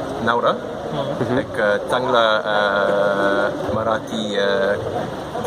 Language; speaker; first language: Marathi; non-native, learner; English